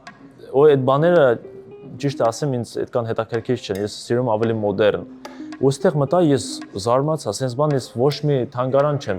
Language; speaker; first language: Armenian; early bilingual, heritage; Russian